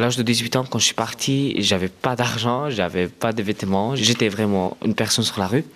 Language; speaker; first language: French; non-native, fluent; Romanian